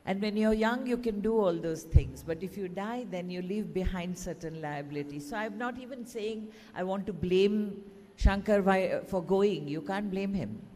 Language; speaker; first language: English; non-native, local second language; Kannada